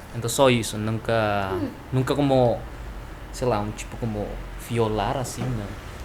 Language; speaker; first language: Portuguese; non-native, learner; Indonesian